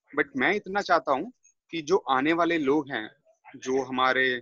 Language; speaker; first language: Hindi; native; Hindi